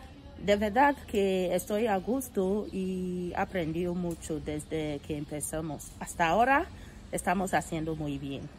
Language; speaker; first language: Spanish; non-native, fluent; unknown